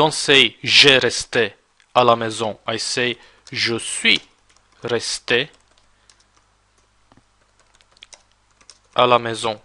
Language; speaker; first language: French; non-native, fluent; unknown